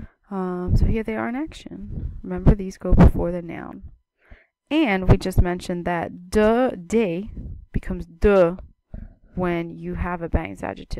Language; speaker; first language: English; native; English